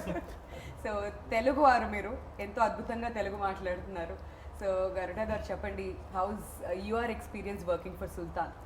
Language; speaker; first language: Telugu; native; Telugu